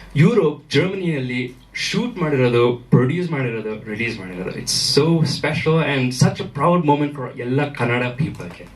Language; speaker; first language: Kannada; early bilingual, other home language; German